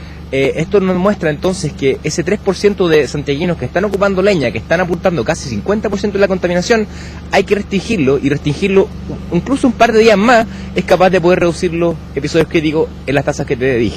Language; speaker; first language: Spanish; native; Spanish